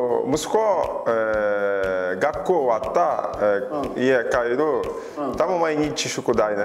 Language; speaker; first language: Japanese; non-native, learner; Portuguese